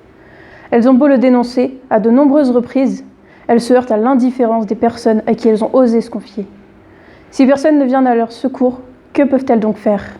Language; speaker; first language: French; native; French